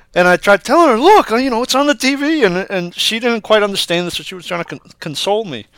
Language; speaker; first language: English; early bilingual, other home language; Spanish